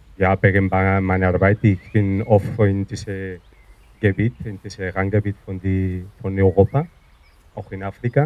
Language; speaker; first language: German; non-native, fluent; Spanish